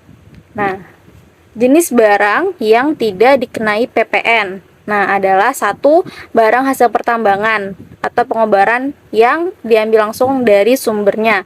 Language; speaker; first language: Indonesian; native; Indonesian